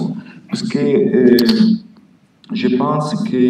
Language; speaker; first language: French; non-native, fluent; Italian